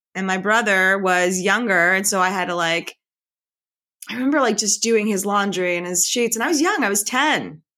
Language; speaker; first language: English; native; English